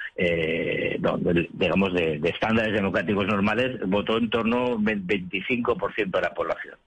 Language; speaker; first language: Spanish; native; Spanish